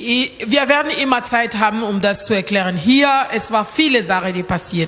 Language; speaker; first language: German; non-native, learner; French